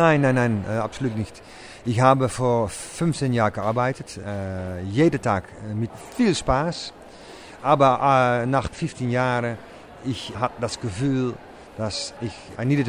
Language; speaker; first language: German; non-native, learner; Dutch